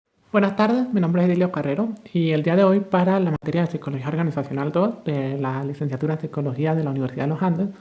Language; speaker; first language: Spanish; native; Spanish